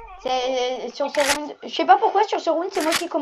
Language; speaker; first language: French; native; French